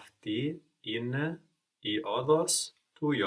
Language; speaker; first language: Greek; non-native, learner; English